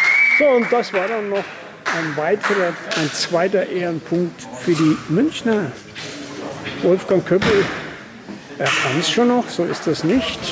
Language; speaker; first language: German; native; German